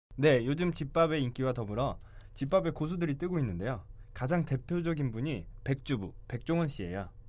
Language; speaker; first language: Korean; native; Korean